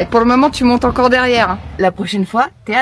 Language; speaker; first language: French; native; French